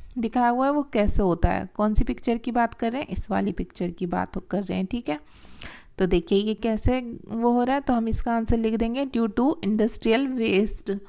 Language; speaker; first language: Hindi; native; Hindi